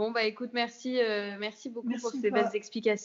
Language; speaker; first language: French; native; French